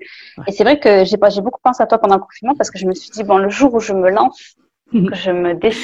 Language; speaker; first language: French; native; French